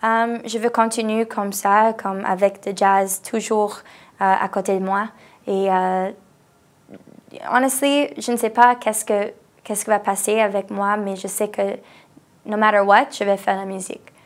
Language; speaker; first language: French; non-native, local second language; English